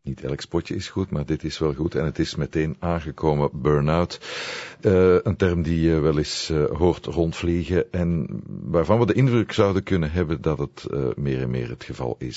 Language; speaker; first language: Dutch; native; Dutch